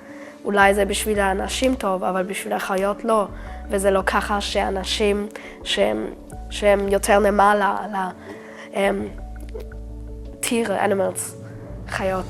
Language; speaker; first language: Hebrew; early bilingual, heritage; German